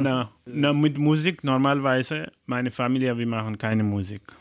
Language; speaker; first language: German; non-native, learner; Fula